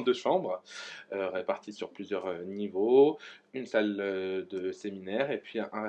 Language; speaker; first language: French; native; French